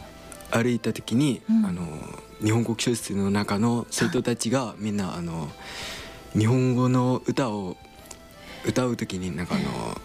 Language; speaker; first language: Japanese; non-native, learner; Khmer